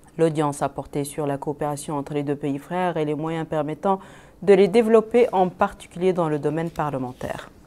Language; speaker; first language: French; non-native, local second language; Arabic